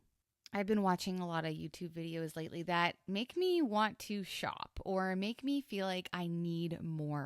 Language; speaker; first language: English; native; English